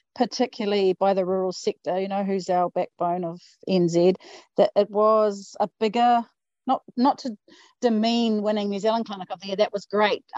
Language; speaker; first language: English; native; English